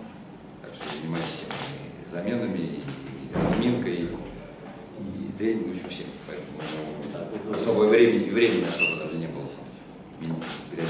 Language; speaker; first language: Russian; native; Russian